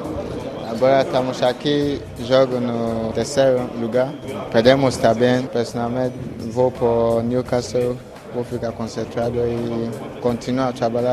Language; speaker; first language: Portuguese; non-native, fluent; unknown